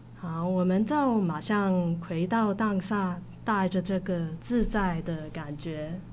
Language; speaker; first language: Chinese; non-native, local second language; Cantonese